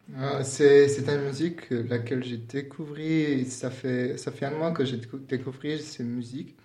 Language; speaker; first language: French; non-native, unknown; Georgian